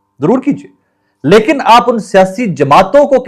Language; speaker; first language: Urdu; non-native, local second language; Punjabi